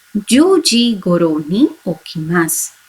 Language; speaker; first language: Japanese; non-native, fluent; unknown